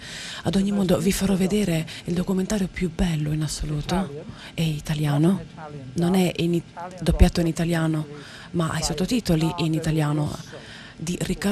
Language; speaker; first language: Italian; native; Italian